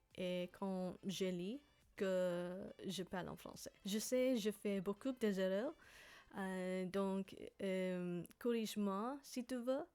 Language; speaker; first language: French; non-native, learner; English